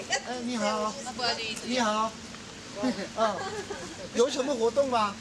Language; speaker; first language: Chinese; non-native, learner; Korean